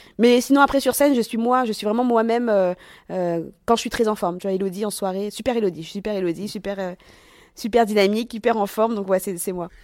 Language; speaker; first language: French; native; French